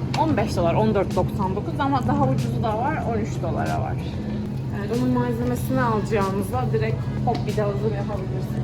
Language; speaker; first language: Turkish; native; Turkish